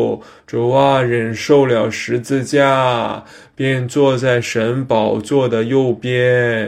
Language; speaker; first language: Chinese; native; Chinese